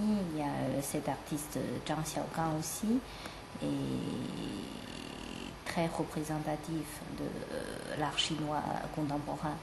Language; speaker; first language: French; non-native, fluent; Chinese